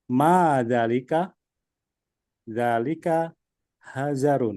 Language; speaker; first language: Arabic; non-native, learner; Indonesian